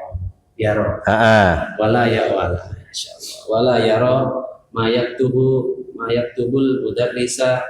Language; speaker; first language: Arabic; non-native, learner; Javanese